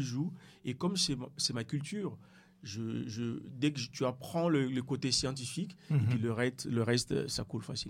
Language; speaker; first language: French; non-native, local second language; Lingala